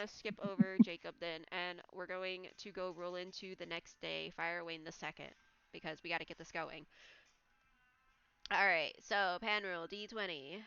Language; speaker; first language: English; native; English